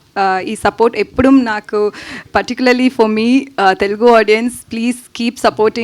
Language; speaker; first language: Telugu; non-native, learner; Tamil